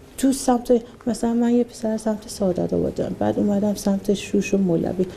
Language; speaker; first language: Persian; native; Persian